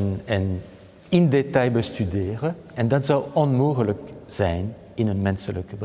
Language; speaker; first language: Dutch; non-native, local second language; French